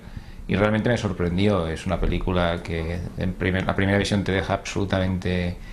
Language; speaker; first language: Spanish; native; Spanish